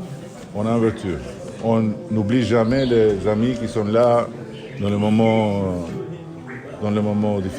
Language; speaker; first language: French; non-native, fluent; Albanian